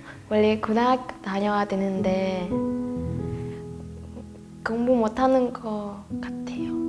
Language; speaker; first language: Korean; non-native, learner; Vietnamese